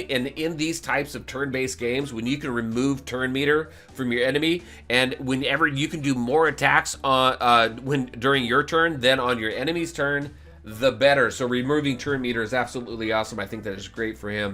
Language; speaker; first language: English; native; English